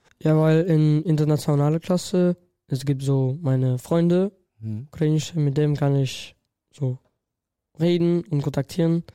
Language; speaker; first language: German; non-native, learner; Russian